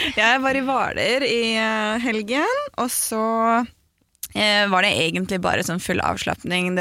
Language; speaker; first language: Norwegian; native; Norwegian